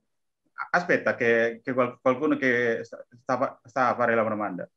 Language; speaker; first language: Italian; non-native, learner; Indonesian